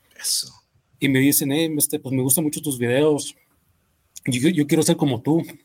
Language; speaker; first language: Spanish; early bilingual, heritage; Spanish